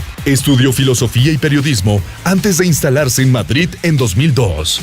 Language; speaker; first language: Spanish; native; Spanish